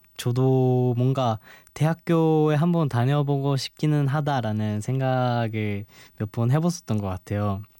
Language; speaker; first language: Korean; non-native, fluent; Japanese